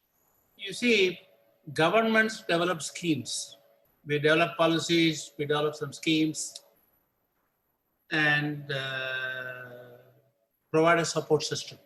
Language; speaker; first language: English; non-native, local second language; Tamil